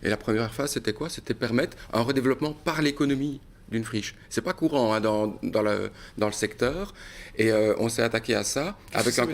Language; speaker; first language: French; native; French